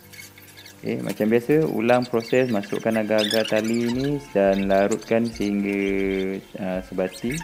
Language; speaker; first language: Malay; native; Malay